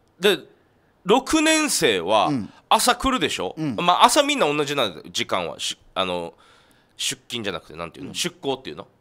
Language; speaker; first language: Japanese; native; Japanese